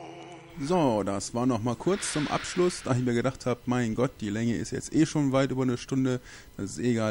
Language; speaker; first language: German; native; German